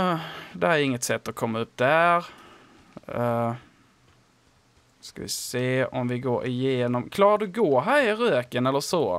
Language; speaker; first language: Swedish; native; Swedish